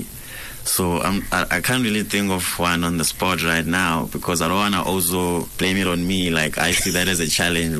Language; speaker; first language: English; non-native, local second language; Swati